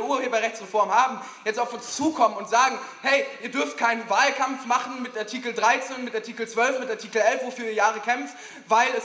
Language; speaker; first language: German; native; German